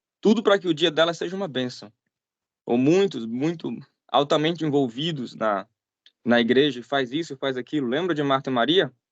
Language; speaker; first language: Portuguese; native; Portuguese